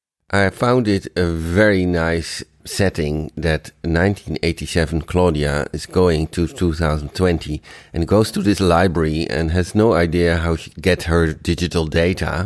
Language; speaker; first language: English; non-native, fluent; Dutch